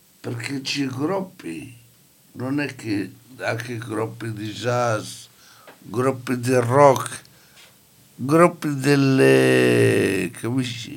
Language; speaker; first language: Italian; non-native, learner; Arabic